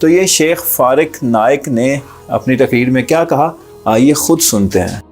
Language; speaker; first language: Urdu; native; Urdu